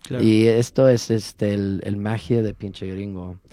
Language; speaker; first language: Spanish; non-native, learner; English